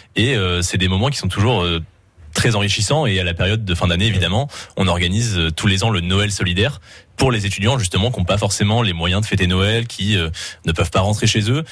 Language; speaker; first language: French; native; French